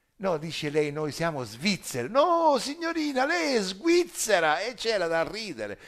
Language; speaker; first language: Italian; native; Italian